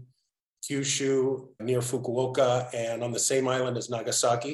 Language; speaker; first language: English; native; English